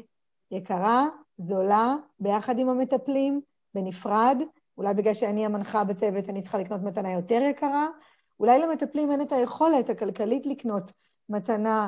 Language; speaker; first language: Hebrew; native; Hebrew